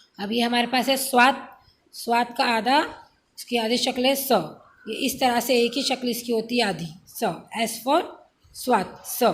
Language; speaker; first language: Urdu; native; Urdu